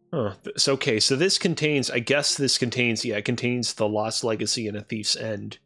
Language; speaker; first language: English; native; English